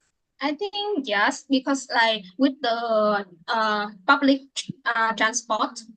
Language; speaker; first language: English; non-native, learner; Vietnamese